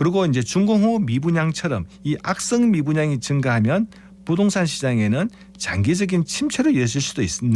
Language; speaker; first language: Korean; native; Korean